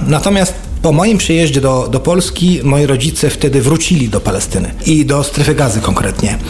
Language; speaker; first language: Polish; non-native, fluent; Arabic